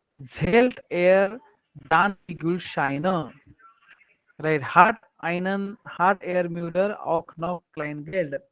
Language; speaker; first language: German; non-native, fluent; Marathi